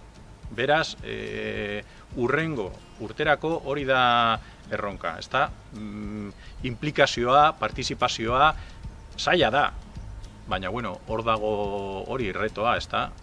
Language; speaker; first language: Basque; non-native, local second language; Spanish